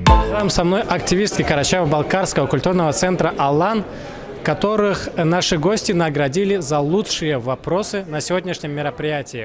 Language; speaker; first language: Russian; native; Russian